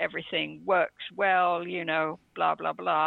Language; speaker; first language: English; native; English